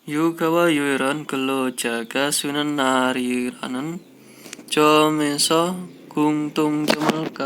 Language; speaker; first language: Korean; non-native, fluent; Indonesian